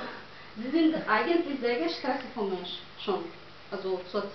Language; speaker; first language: German; non-native, learner; Portuguese